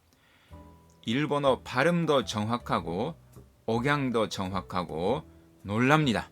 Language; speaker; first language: Korean; non-native, fluent; Japanese